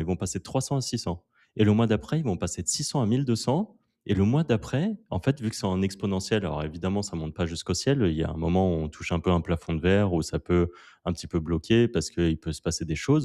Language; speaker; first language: French; native; French